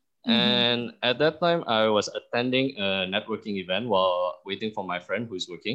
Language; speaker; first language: English; early bilingual, other home language; Indonesian